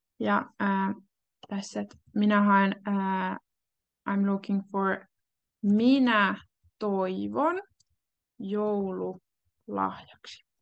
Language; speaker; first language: Finnish; native; Finnish